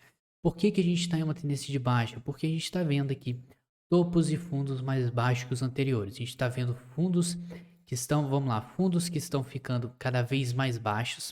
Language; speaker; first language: Portuguese; native; Portuguese